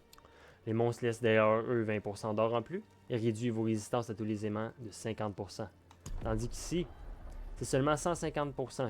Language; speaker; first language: French; native; French